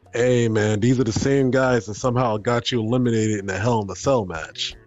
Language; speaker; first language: English; native; English